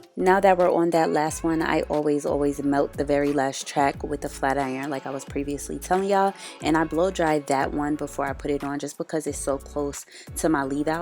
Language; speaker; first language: English; native; English